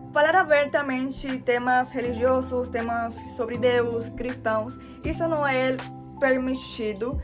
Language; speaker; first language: Portuguese; non-native, fluent; Spanish